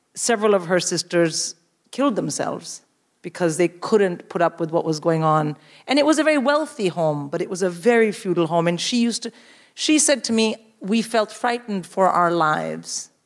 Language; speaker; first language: English; non-native, local second language; Hindi